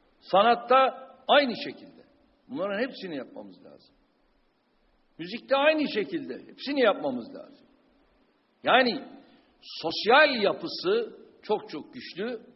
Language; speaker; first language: Turkish; native; Turkish